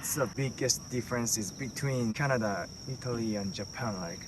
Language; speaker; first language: English; non-native, learner; Japanese